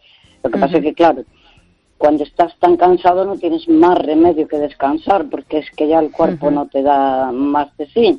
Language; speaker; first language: Spanish; native; Spanish